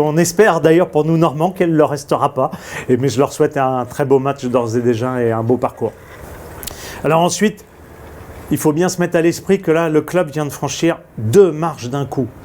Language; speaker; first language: French; native; French